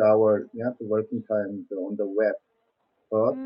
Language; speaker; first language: English; non-native, learner; Korean